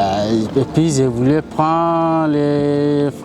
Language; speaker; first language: French; non-native, learner; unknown